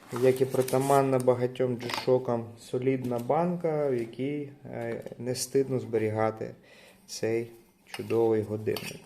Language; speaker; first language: Ukrainian; non-native, local second language; Russian